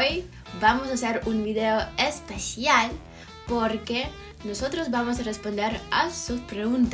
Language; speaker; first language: Spanish; non-native, fluent; Ukrainian